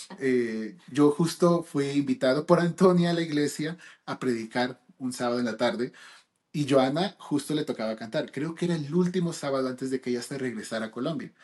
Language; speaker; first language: Spanish; early bilingual, heritage; Spanish